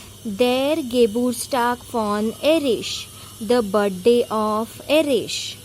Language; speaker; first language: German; non-native, fluent; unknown